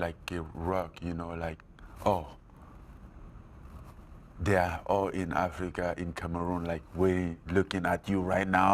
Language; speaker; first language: English; non-native, fluent; French